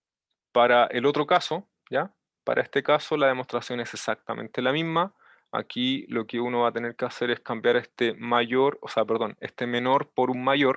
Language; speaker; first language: Spanish; native; Spanish